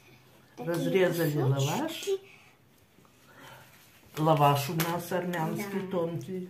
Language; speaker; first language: Russian; native; Russian